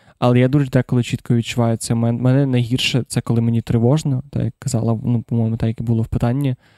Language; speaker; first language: Ukrainian; non-native, local second language; Russian